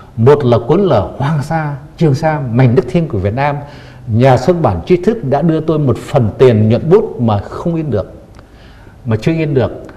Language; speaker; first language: Vietnamese; native; Vietnamese